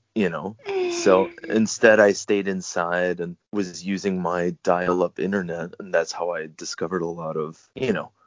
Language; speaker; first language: English; native; English